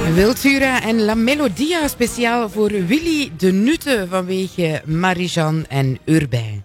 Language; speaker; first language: Dutch; native; Dutch